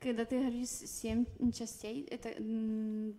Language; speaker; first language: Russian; early bilingual, heritage; Russian